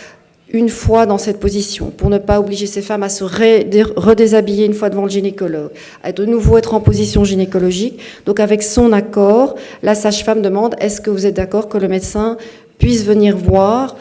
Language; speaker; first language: French; native; French